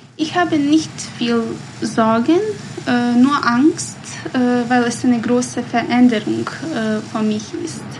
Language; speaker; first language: German; non-native, learner; Bosnian